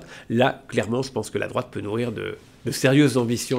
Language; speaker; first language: French; native; French